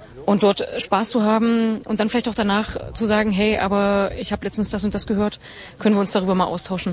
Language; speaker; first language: German; native; German